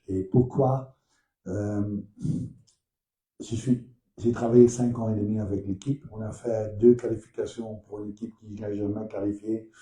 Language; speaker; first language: French; non-native, learner; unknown